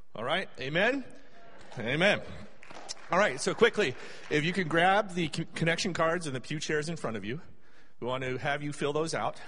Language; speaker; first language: English; native; English